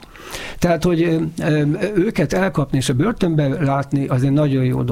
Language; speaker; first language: Hungarian; native; Hungarian